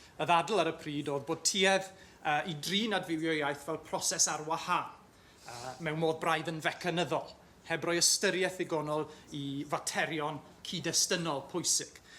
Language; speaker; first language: Welsh; native; Welsh